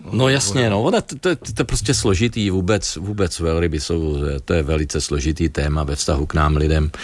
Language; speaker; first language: Czech; native; Czech